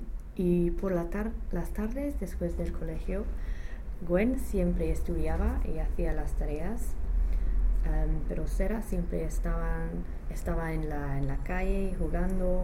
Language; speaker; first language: Spanish; non-native, fluent; English